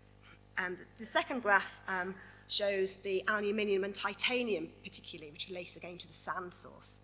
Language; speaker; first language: English; native; English